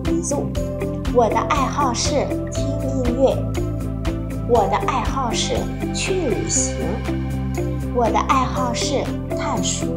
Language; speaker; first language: Chinese; non-native, fluent; Vietnamese